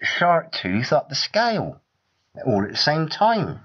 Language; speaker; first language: English; native; English